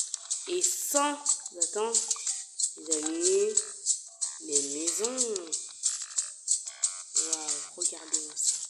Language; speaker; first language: French; native; French